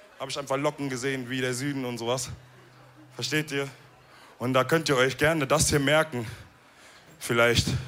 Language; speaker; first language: German; early bilingual, other home language; Wolof